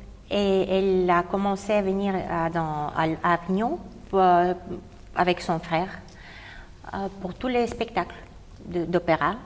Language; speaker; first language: French; non-native, fluent; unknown